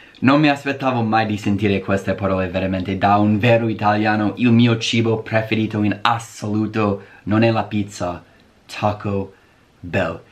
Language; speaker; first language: Italian; non-native, fluent; English